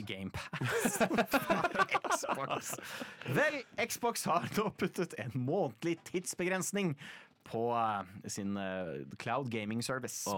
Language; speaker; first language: Norwegian; native; Norwegian